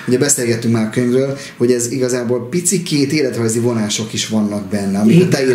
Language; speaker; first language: Hungarian; native; Hungarian